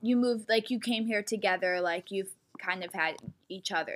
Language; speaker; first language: English; early bilingual, other home language; Spanish